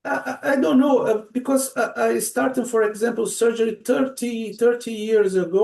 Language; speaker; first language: English; non-native, learner; Portuguese